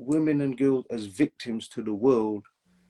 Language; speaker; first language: English; native; English